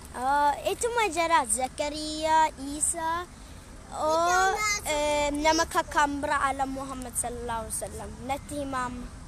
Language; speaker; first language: Oromo; early bilingual, heritage; Oromo